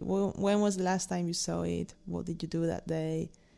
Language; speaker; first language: English; non-native, fluent; Spanish